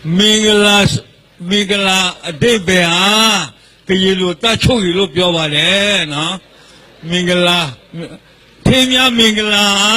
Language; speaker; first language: Burmese; non-native, local second language; Karen languages